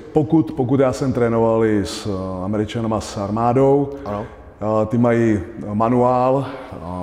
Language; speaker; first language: Czech; native; Czech